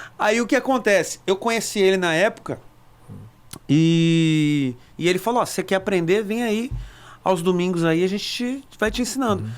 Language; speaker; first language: Portuguese; native; Portuguese